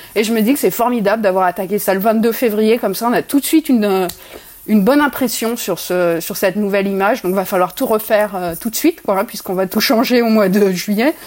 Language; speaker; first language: French; native; French